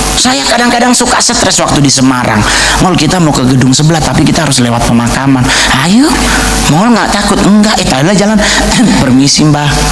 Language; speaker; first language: Indonesian; native; Indonesian